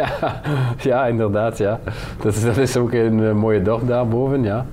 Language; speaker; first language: Dutch; non-native, local second language; French